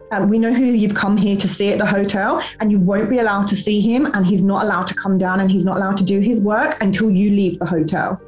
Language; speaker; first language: English; native; English